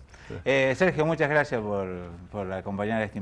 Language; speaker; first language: Spanish; native; Spanish